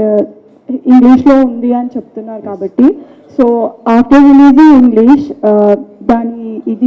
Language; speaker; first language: Telugu; native; Telugu